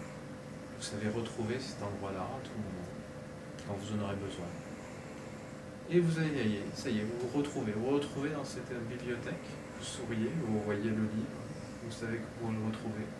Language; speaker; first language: French; native; French